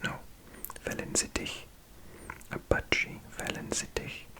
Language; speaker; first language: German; non-native, learner; English